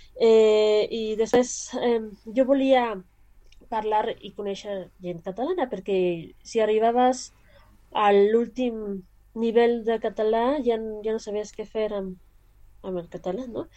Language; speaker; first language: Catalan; non-native, learner; Spanish